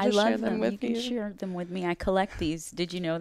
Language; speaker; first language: English; native; English